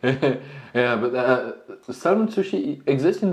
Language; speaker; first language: English; non-native, learner; French